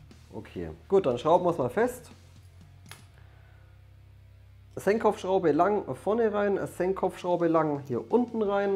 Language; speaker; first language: German; native; German